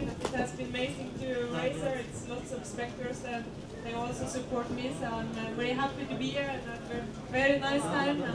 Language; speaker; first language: English; non-native, fluent; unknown